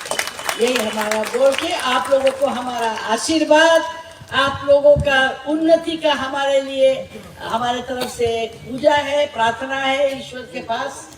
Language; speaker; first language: Hindi; non-native, local second language; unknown